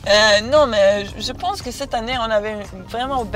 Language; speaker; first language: French; non-native, learner; Serbian